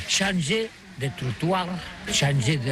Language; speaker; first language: French; non-native, learner; Catalan